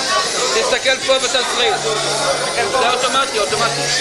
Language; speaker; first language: Hebrew; native; Hebrew